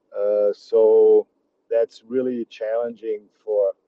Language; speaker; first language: English; early bilingual, other home language; Czech